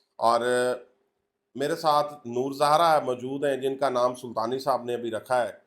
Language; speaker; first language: Urdu; non-native, local second language; Punjabi